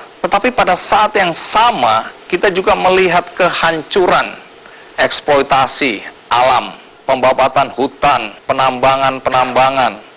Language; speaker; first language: Indonesian; native; Indonesian